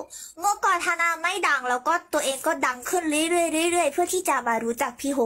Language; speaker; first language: Thai; early bilingual, other home language; Korean